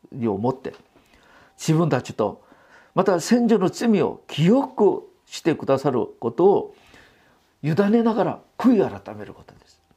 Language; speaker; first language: Japanese; non-native, fluent; Korean